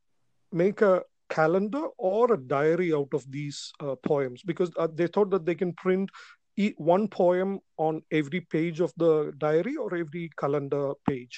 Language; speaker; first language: English; non-native, local second language; Malayalam